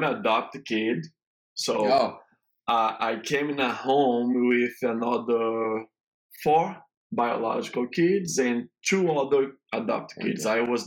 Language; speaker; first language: English; non-native, learner; Portuguese